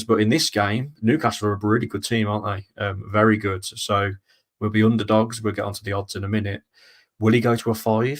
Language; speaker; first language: English; native; English